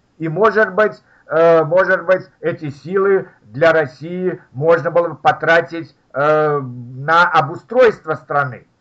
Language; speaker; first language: Russian; native; Russian